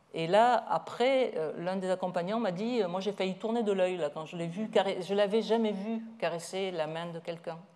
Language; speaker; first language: French; native; French